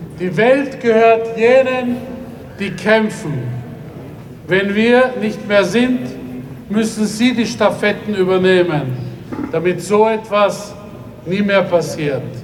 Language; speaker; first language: German; native; German